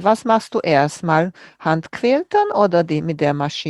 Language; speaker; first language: German; non-native, fluent; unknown